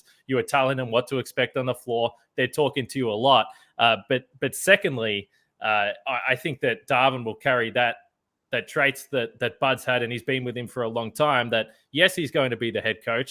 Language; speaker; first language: English; native; English